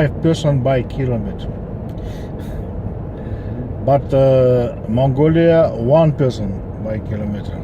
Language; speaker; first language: English; non-native, learner; Kazakh